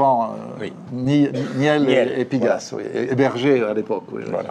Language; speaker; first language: French; native; French